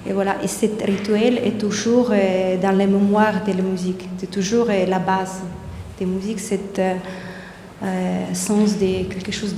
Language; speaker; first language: French; non-native, learner; Ukrainian